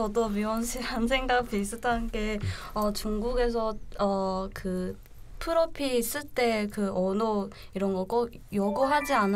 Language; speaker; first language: Korean; non-native, learner; Chinese